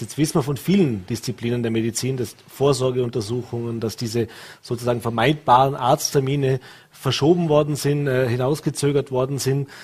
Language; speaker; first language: German; native; German